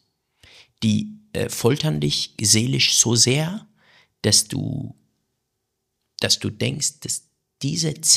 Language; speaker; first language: German; non-native, fluent; Persian